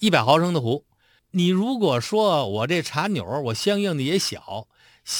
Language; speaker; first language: Chinese; native; Chinese